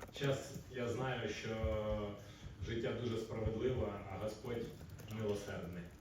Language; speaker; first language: Ukrainian; non-native, local second language; Russian